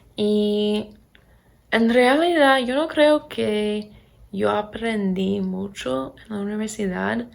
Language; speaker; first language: Spanish; non-native, fluent; English